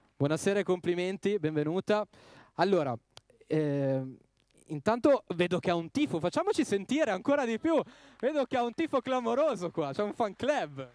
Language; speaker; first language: Italian; native; Italian